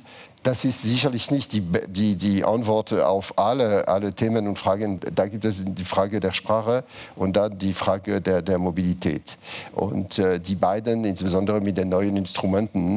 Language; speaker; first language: German; non-native, fluent; French